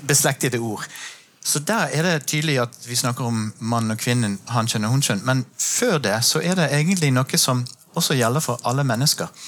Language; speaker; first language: Norwegian; non-native, fluent; English